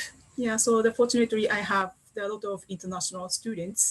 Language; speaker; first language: English; non-native, fluent; Japanese